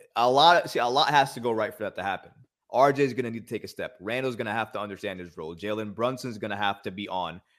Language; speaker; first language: English; native; English